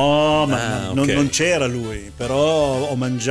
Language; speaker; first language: Italian; native; Italian